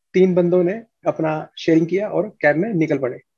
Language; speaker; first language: Hindi; native; Hindi